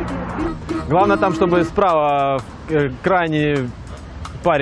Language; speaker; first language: Russian; native; Russian